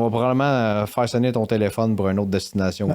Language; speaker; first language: French; native; French